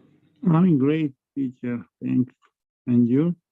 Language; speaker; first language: English; non-native, learner; Spanish